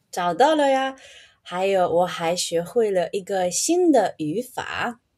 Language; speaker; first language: Chinese; non-native, learner; Spanish